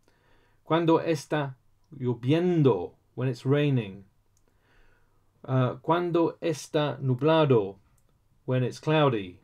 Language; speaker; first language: Spanish; non-native, learner; English